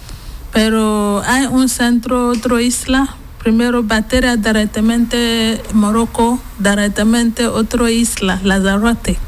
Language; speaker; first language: Spanish; non-native, learner; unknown